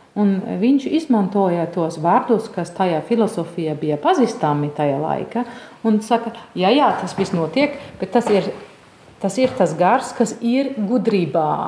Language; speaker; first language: Latvian; non-native, fluent; German